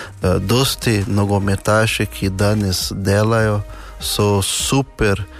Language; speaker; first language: Slovenian; non-native, learner; Portuguese